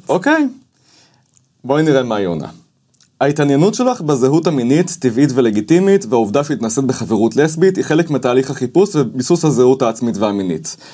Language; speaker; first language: Hebrew; native; Hebrew